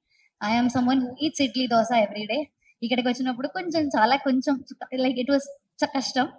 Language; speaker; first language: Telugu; non-native, learner; Malayalam